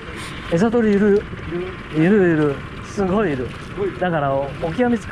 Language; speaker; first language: Japanese; native; Japanese